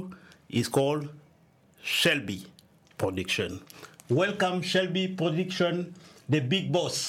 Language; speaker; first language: English; non-native, learner; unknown